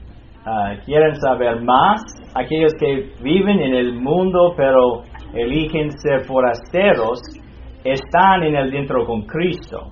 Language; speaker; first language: Spanish; non-native, fluent; English